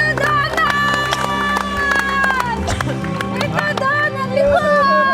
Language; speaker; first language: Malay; non-native, learner; Russian